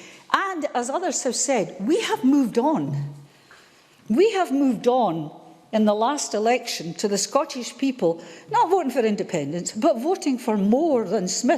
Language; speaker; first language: English; native; English